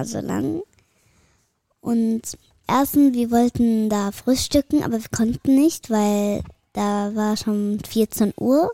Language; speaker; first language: German; early bilingual, other home language; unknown